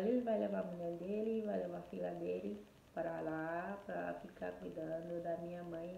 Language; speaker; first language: Portuguese; non-native, fluent; Haitian Creole